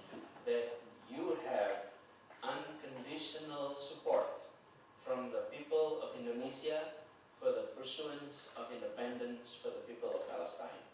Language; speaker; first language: English; non-native, fluent; Indonesian